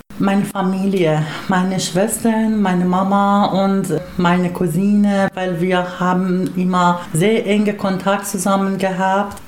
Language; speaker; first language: German; non-native, fluent; Persian